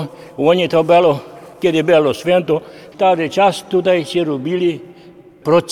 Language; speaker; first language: Polish; early bilingual, heritage; Polish